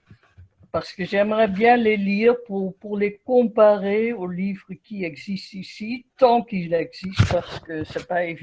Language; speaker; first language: French; non-native, fluent; Dutch